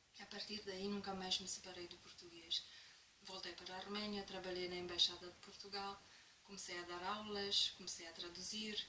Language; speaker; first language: Portuguese; non-native, fluent; Romanian